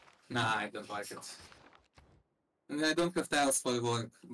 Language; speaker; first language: English; non-native, learner; Russian